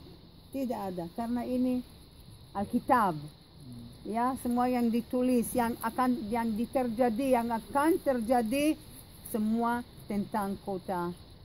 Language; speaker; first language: Indonesian; non-native, fluent; Hebrew